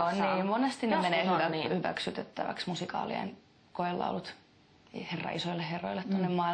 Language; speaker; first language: Finnish; native; Finnish